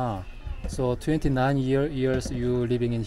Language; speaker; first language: English; non-native, learner; Korean